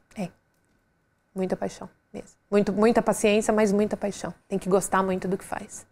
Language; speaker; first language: Portuguese; native; Portuguese